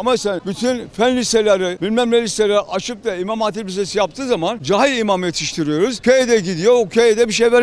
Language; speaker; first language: Turkish; non-native, local second language; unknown